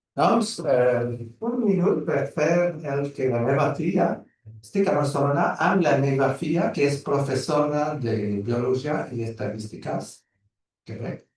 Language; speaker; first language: Catalan; non-native, learner; French